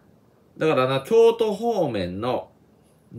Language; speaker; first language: Japanese; native; Japanese